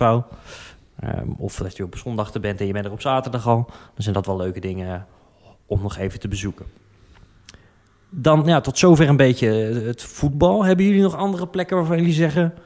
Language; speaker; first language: Dutch; native; Dutch